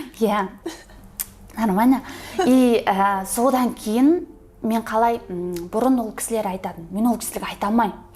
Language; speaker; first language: Kazakh; early bilingual, heritage; Kazakh